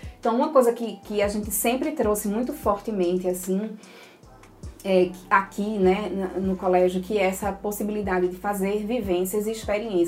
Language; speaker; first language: Portuguese; native; Portuguese